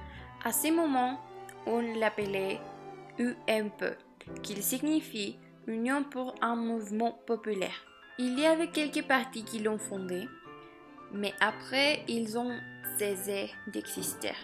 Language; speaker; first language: French; non-native, learner; Spanish